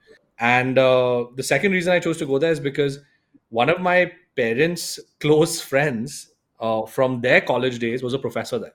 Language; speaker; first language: English; non-native, local second language; Hindi